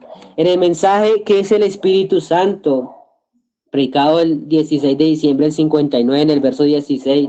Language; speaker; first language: Spanish; native; Spanish